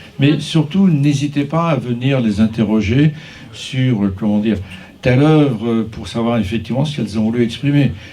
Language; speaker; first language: French; native; French